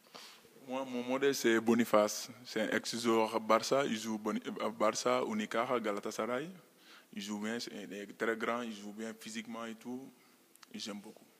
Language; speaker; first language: French; non-native, local second language; Wolof